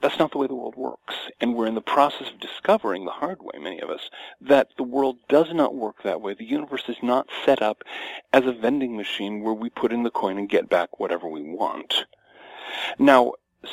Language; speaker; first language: English; native; English